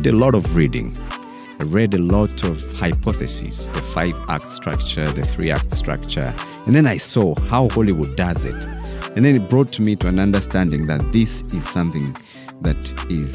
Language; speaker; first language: English; non-native, local second language; Nyankole